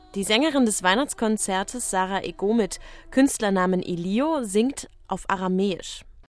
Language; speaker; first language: German; native; German